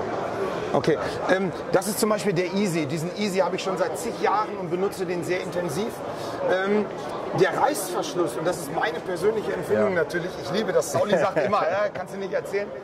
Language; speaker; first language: German; native; German